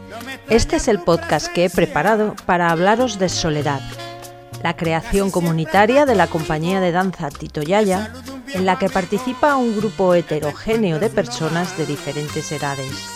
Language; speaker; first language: Spanish; native; Spanish